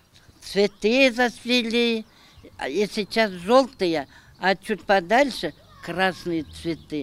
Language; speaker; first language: Russian; non-native, local second language; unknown